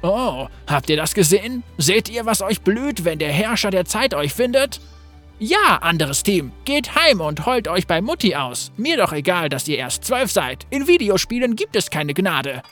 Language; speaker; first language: German; native; German